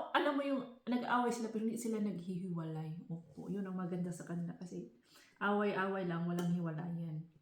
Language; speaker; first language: Filipino; non-native, local second language; Cebuano